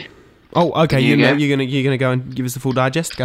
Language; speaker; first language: English; native; English